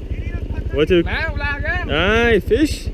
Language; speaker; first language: English; non-native, learner; Lithuanian